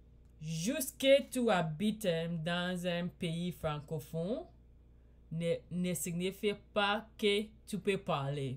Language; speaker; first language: French; non-native, learner; English